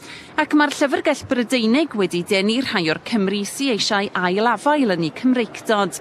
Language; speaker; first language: Welsh; native; Welsh